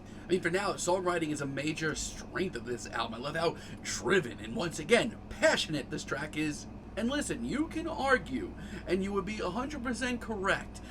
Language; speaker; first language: English; native; English